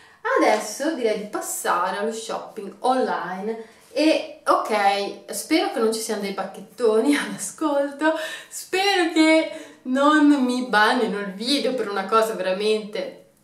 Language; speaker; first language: Italian; native; Italian